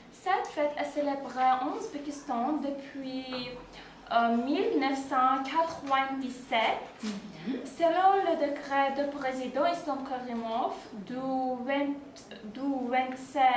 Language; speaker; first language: French; non-native, learner; Uzbek